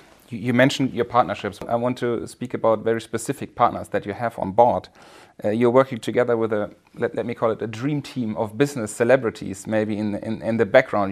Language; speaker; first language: English; non-native, fluent; German